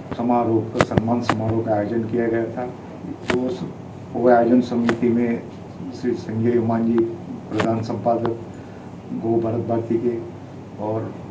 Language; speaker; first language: Hindi; non-native, local second language; Gujarati